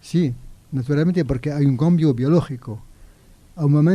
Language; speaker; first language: Spanish; non-native, learner; French